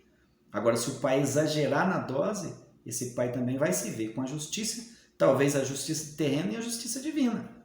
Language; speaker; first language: Portuguese; native; Portuguese